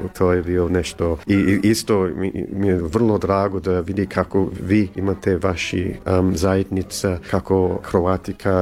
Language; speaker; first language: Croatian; early bilingual, heritage; English